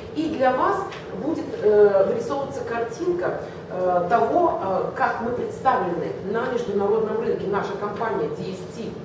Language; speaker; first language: Russian; native; Russian